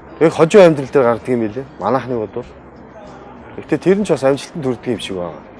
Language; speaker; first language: Mongolian; native; Mongolian